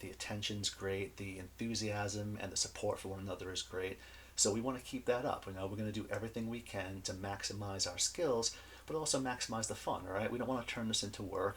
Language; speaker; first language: English; native; English